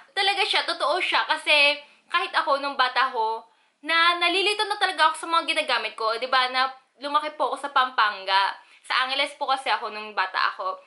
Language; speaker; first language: Filipino; early bilingual, other home language; Korean